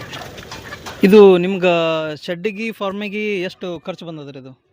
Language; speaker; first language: Kannada; native; Kannada